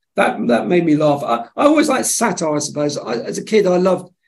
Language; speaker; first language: English; native; English